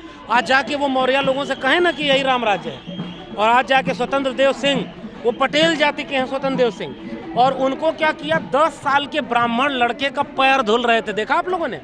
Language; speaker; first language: Hindi; native; Hindi